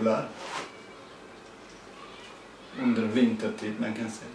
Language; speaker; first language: Swedish; non-native, learner; Persian